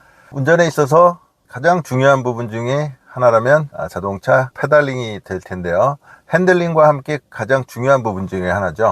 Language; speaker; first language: Korean; native; Korean